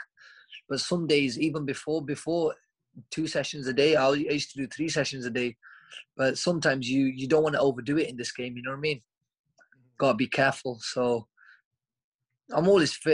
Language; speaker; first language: English; native; English